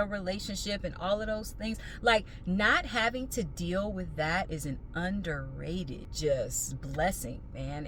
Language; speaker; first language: English; native; English